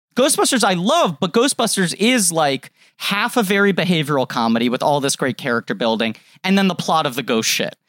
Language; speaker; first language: English; native; English